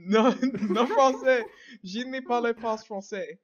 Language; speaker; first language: French; non-native, learner; English